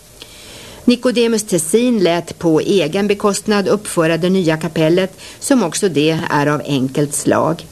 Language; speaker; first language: Swedish; native; Swedish